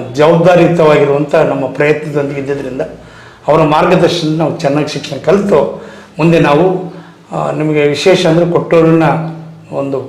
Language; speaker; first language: Kannada; native; Kannada